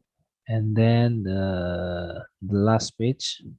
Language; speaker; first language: English; non-native, fluent; Indonesian